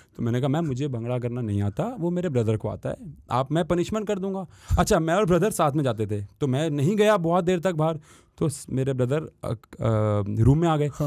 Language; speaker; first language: Hindi; native; Hindi